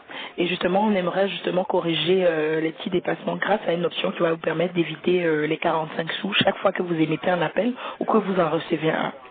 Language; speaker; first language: French; native; French